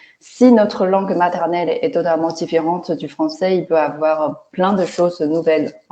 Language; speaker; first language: French; non-native, fluent; Chinese